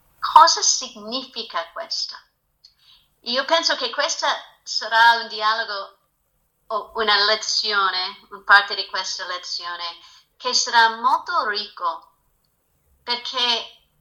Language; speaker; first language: Italian; non-native, fluent; English